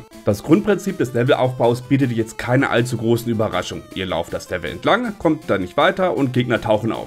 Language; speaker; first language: German; native; German